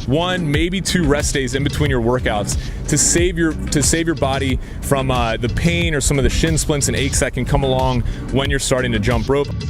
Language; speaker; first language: English; native; English